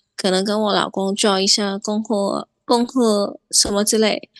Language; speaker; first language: Chinese; non-native, fluent; Cantonese